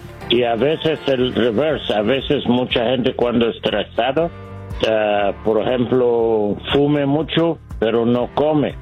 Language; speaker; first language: Spanish; non-native, learner; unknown